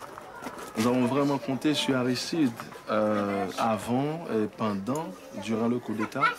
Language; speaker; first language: French; non-native, local second language; Haitian Creole